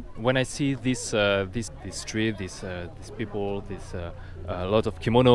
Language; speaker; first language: English; non-native, learner; French